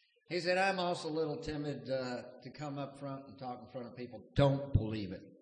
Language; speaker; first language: English; native; English